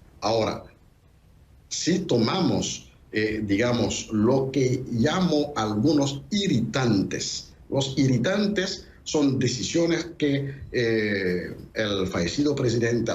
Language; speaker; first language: Spanish; non-native, fluent; Haitian Creole